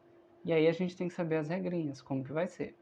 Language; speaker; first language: Portuguese; native; Portuguese